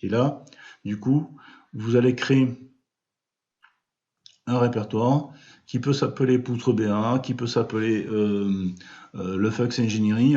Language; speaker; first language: French; native; French